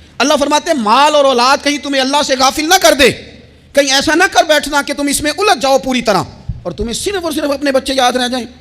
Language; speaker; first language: Urdu; non-native, local second language; Punjabi